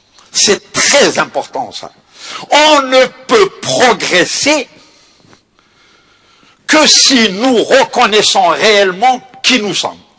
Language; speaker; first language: French; non-native, local second language; Kabyle